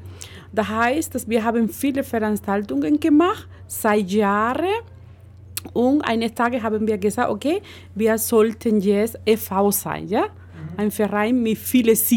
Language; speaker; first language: German; non-native, learner; Spanish